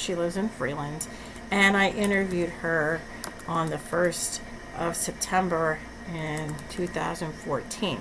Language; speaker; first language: English; native; English